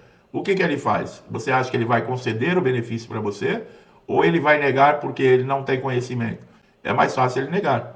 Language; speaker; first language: Portuguese; native; Portuguese